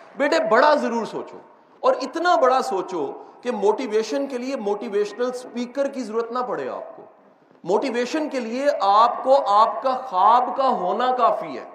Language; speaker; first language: Urdu; non-native, local second language; Punjabi